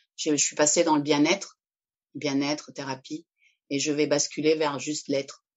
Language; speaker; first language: French; early bilingual, other home language; Spanish